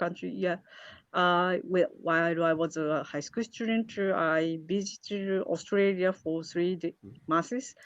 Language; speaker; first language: English; non-native, learner; Japanese